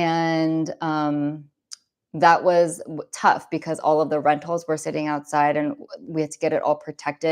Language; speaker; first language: English; native; English